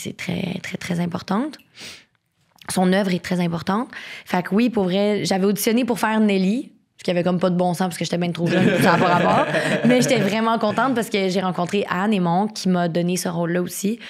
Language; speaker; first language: French; native; French